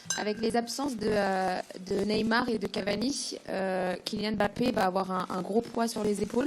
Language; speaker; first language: French; native; French